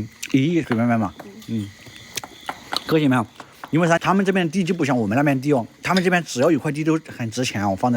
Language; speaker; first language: Chinese; native; Chinese